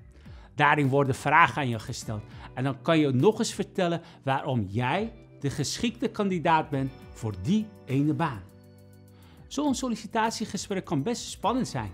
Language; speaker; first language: Dutch; non-native, fluent; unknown